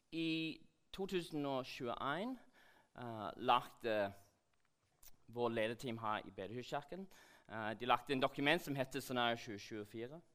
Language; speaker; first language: Norwegian; non-native, fluent; English